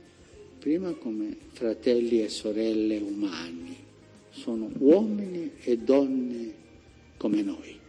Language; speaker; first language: Italian; early bilingual, heritage; Spanish